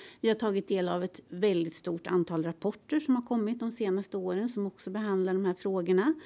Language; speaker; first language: Swedish; native; Swedish